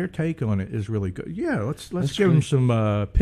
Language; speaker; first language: English; native; English